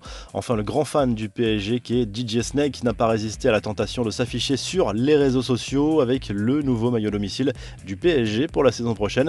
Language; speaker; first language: French; native; French